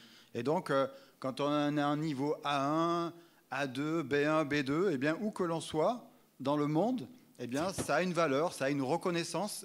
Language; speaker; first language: French; native; French